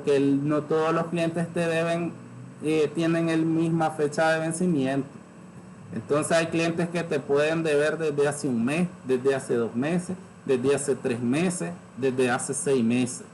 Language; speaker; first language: Spanish; native; Spanish